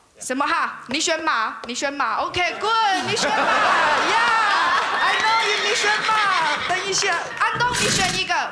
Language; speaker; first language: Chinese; native; Chinese